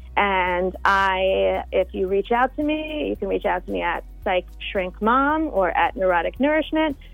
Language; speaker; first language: English; native; English